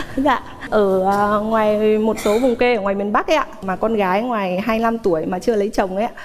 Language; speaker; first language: Vietnamese; native; Vietnamese